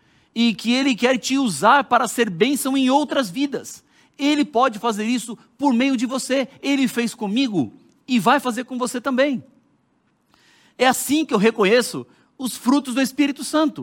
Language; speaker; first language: Portuguese; native; Portuguese